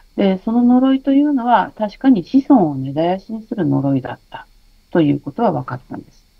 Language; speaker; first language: Japanese; native; Japanese